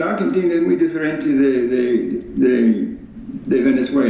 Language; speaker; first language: Spanish; non-native, fluent; English